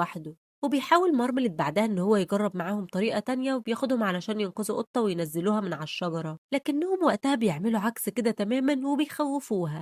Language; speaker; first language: Arabic; native; Arabic